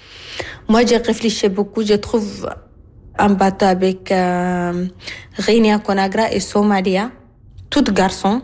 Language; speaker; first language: French; non-native, learner; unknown